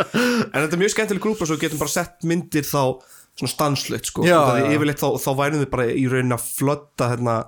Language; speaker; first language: Icelandic; early bilingual, other home language; Portuguese